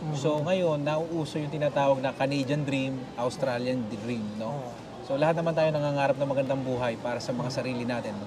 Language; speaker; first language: Filipino; non-native, local second language; Pampanga